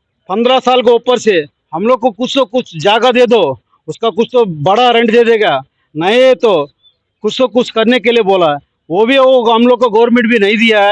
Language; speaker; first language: Hindi; non-native, local second language; Telugu